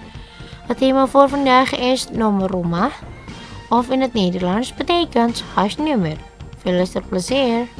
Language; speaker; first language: Dutch; non-native, learner; Indonesian